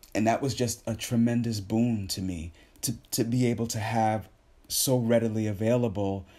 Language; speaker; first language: English; native; English